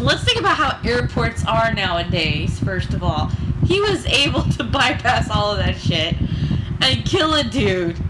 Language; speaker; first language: English; native; English